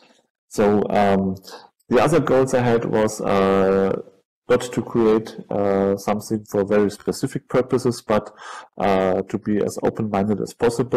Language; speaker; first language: English; non-native, fluent; German